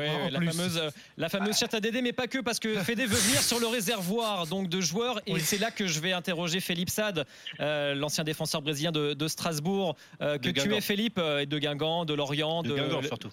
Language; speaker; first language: French; native; French